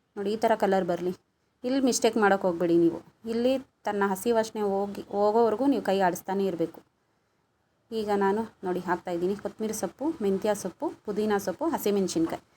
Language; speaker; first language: Kannada; non-native, local second language; Urdu